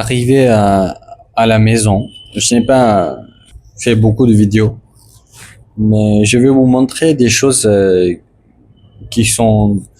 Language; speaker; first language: French; non-native, learner; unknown